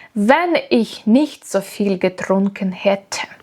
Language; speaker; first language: German; non-native, fluent; Ukrainian